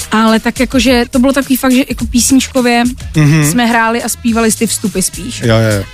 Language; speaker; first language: Czech; non-native, local second language; Polish